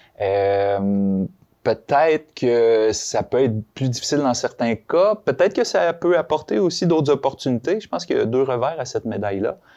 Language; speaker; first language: French; native; French